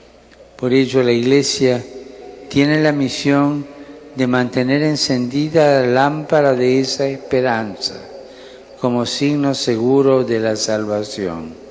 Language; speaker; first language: Spanish; native; Spanish